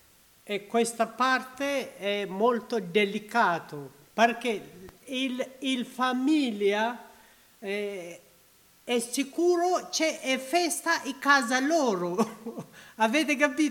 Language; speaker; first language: Italian; non-native, learner; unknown